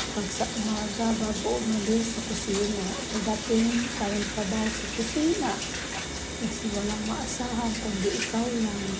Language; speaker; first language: Filipino; non-native, local second language; Waray